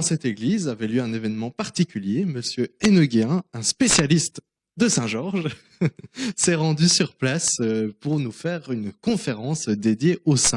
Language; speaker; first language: French; native; French